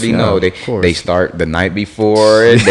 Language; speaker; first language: English; native; English